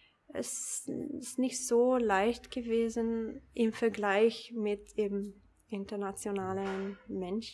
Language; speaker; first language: German; non-native, local second language; Italian